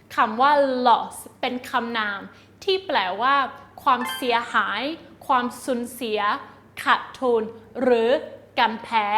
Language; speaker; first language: Thai; native; Thai